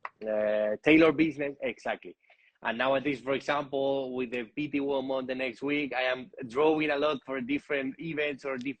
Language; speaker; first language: English; non-native, learner; Spanish